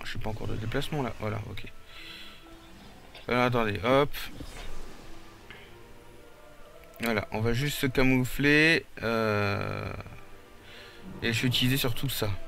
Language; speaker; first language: French; native; French